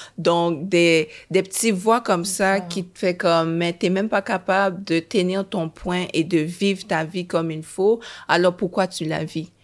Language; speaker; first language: French; early bilingual, other home language; Haitian Creole